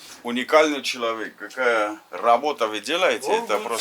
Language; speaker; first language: Russian; non-native, learner; English